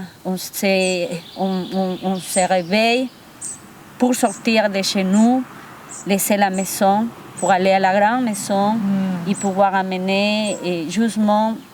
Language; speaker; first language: French; non-native, fluent; Spanish